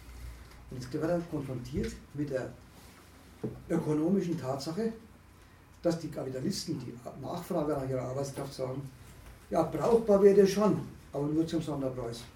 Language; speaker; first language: German; native; German